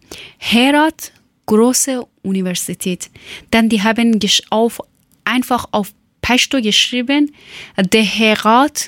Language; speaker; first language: German; non-native, learner; Persian